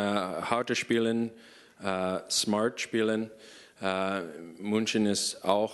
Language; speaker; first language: German; non-native, learner; English